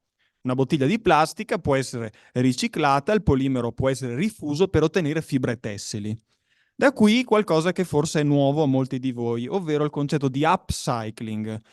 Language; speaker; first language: Italian; native; Italian